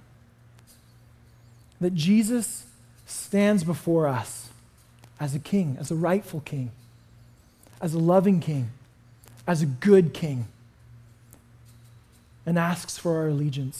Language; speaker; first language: English; native; English